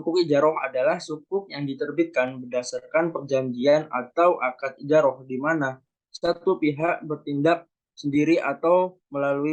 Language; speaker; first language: Indonesian; native; Indonesian